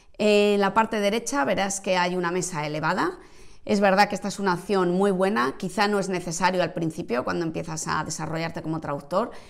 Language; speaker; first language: Spanish; native; Spanish